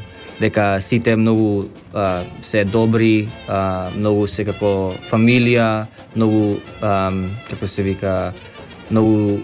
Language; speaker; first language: Macedonian; early bilingual, heritage; Macedonian